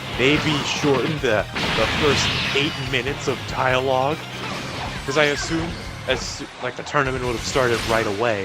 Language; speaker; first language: English; native; English